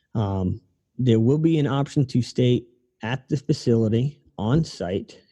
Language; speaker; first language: English; native; English